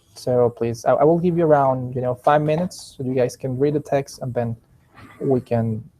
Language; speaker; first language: English; non-native, fluent; Spanish